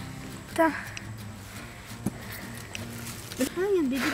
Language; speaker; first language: French; native; French